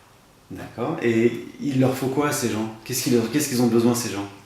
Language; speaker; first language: French; native; French